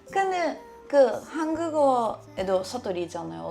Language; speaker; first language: Korean; non-native, fluent; Japanese